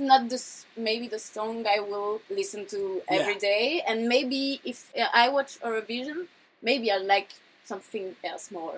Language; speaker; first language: English; non-native, fluent; French